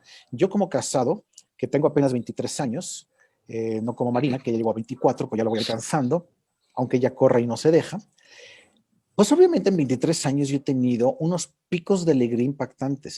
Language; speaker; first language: Spanish; native; Spanish